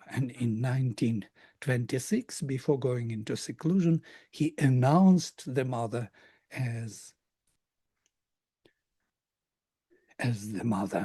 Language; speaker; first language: English; non-native, fluent; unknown